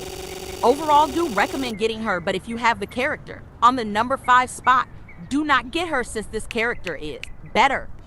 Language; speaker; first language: English; native; English